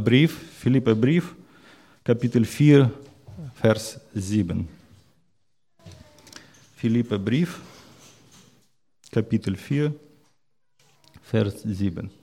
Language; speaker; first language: German; non-native, learner; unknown